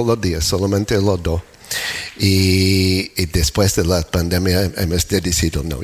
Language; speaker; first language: Spanish; non-native, fluent; English